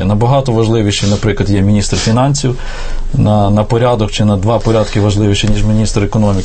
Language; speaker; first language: Ukrainian; native; Ukrainian